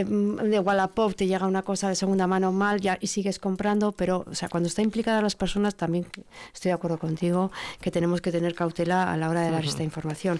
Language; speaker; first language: Spanish; native; Spanish